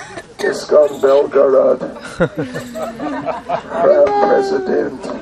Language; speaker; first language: Russian; non-native, learner; English